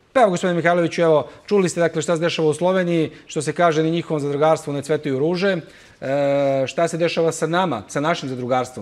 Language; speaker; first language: Serbian; native; Serbian